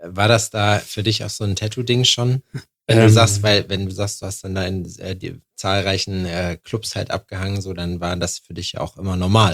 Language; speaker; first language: German; native; German